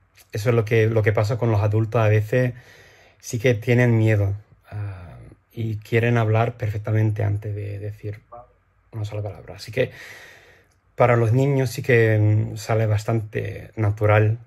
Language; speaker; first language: Spanish; non-native, fluent; English